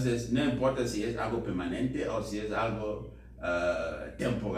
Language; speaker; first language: Spanish; non-native, fluent; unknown